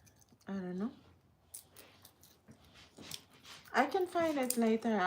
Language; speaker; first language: English; non-native, learner; Filipino